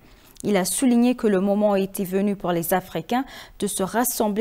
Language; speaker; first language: French; non-native, fluent; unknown